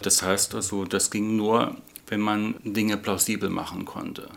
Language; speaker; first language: German; native; German